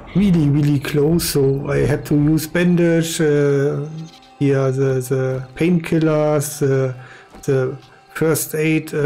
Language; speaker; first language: English; non-native, fluent; German